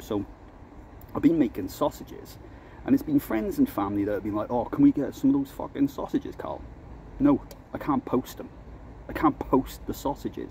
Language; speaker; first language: English; native; English